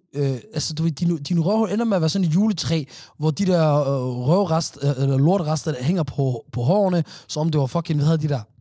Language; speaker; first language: Danish; native; Danish